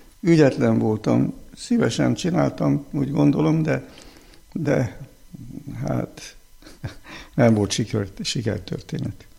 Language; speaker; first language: Hungarian; native; Hungarian